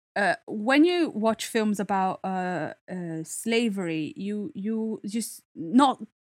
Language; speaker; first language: English; non-native, fluent; Italian